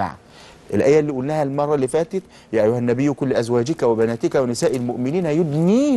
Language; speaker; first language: Arabic; native; Arabic